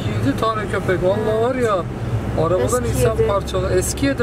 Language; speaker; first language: Turkish; native; Turkish